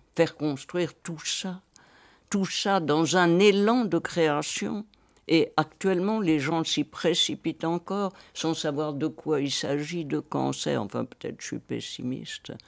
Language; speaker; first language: French; native; French